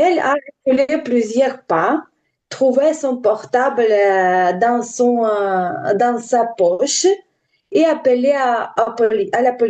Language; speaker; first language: French; non-native, learner; Ukrainian